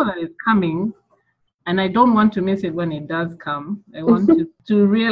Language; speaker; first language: English; non-native, local second language; Ganda